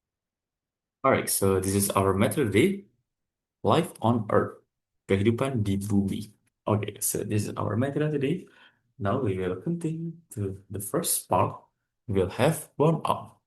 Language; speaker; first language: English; non-native, fluent; Indonesian